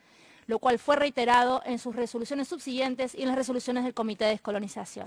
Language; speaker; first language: Spanish; native; Spanish